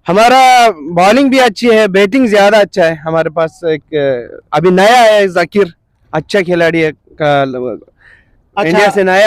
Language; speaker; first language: Hindi; non-native, local second language; Balti